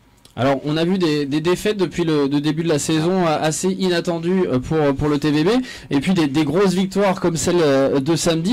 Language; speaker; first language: French; native; French